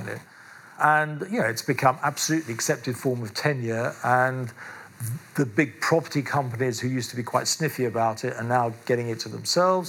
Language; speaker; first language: English; native; English